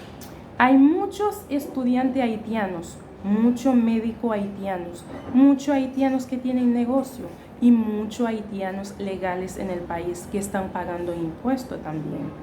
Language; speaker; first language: Spanish; non-native, fluent; Haitian Creole